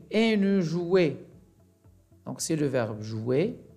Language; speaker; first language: French; non-native, local second language; Arabic